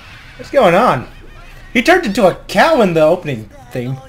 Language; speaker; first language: English; native; English